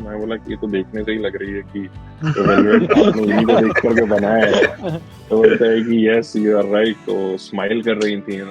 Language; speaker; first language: Hindi; native; Hindi